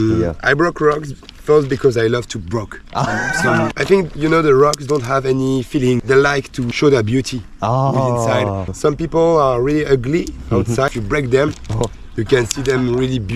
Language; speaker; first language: English; non-native, learner; French